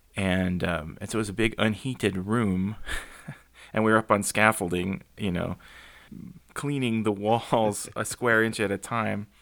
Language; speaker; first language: English; native; English